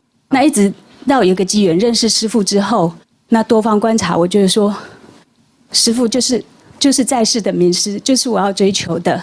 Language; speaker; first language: Chinese; native; Chinese